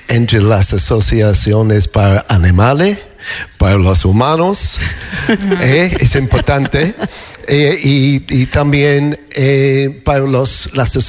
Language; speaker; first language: Spanish; non-native, fluent; English